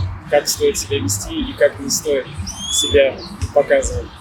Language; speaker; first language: Russian; native; Russian